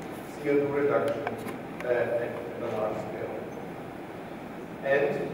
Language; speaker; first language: English; non-native, fluent; German